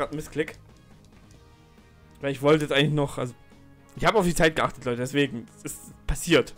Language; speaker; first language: German; native; German